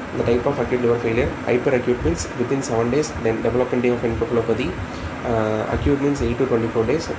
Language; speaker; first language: English; non-native, local second language; Tamil